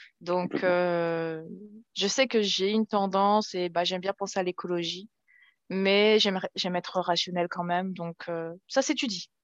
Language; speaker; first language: French; native; French